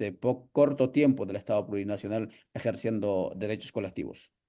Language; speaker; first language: Spanish; native; Spanish